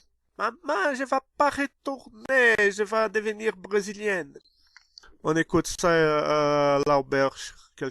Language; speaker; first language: French; non-native, fluent; Portuguese